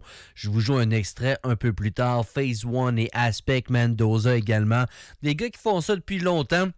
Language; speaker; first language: French; native; French